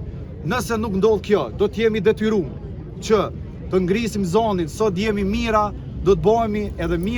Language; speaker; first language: Albanian; native; Albanian